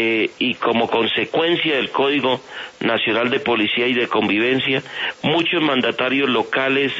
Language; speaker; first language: Spanish; native; Spanish